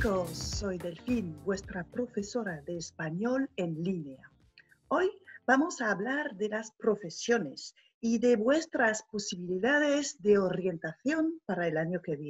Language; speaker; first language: Spanish; non-native, fluent; French